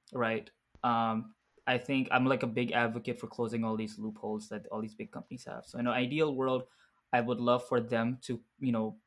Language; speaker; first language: English; early bilingual, other home language; Arabic